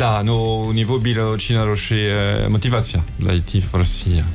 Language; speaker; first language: Russian; non-native, learner; French